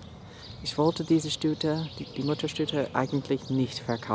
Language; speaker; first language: German; non-native, fluent; English